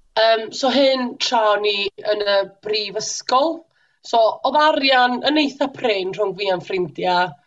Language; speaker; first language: Welsh; native; Welsh